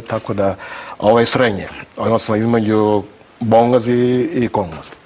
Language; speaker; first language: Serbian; non-native, learner; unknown